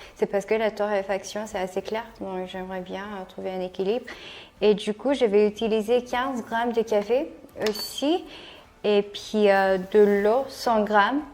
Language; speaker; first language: French; non-native, fluent; Cantonese